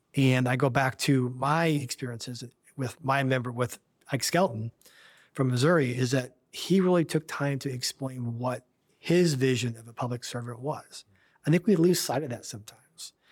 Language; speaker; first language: English; native; English